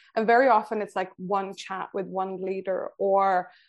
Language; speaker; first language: English; non-native, fluent; Swedish